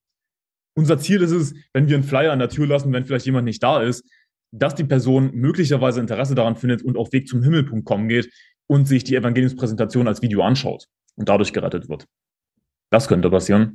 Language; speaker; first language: German; native; German